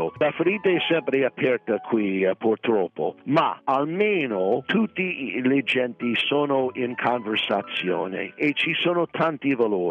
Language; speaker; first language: Italian; non-native, fluent; English